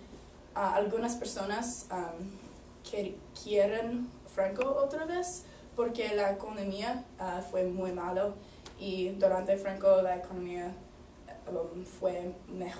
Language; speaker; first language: Spanish; non-native, learner; English